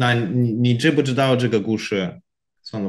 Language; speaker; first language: Chinese; non-native, learner; Korean